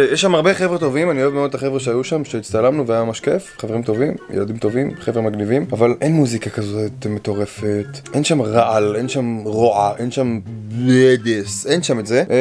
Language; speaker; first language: Hebrew; native; Hebrew